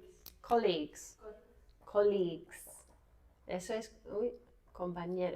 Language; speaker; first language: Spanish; non-native, fluent; English